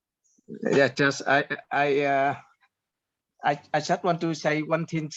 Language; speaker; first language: English; non-native, fluent; Vietnamese